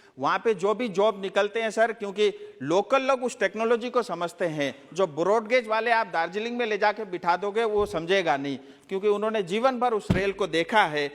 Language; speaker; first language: Hindi; non-native, local second language; Nepali